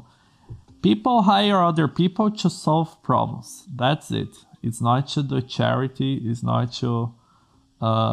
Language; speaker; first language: English; non-native, fluent; Portuguese